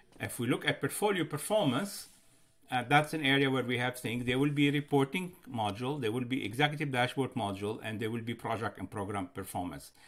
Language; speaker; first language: English; non-native, fluent; Arabic